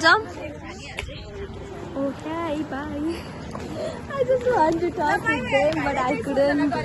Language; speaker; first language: English; non-native, learner; Nepali